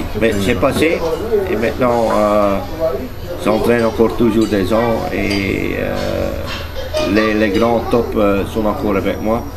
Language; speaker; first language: French; non-native, learner; Dutch